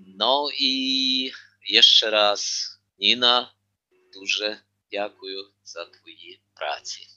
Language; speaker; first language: Polish; non-native, learner; Ukrainian